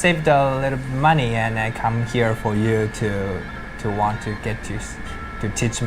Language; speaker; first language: English; non-native, learner; Chinese